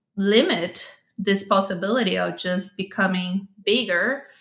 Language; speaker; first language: English; non-native, fluent; Portuguese